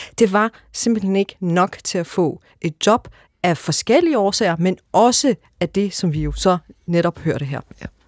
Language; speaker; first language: Danish; early bilingual, other home language; Arabic